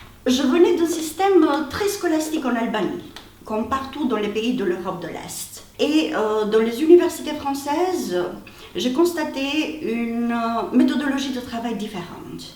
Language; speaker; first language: French; non-native, fluent; Albanian